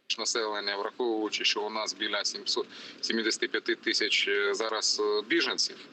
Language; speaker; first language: Ukrainian; non-native, local second language; Russian